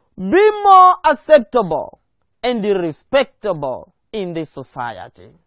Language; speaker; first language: English; non-native, local second language; Swahili